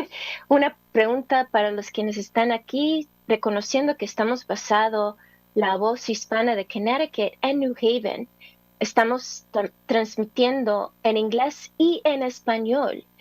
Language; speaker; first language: Spanish; early bilingual, heritage; English